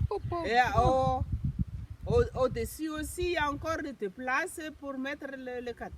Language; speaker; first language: French; non-native, local second language; Malagasy